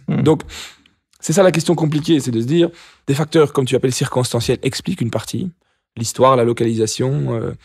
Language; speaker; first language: French; native; French